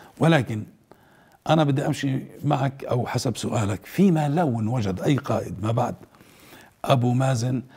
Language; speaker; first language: Arabic; native; Arabic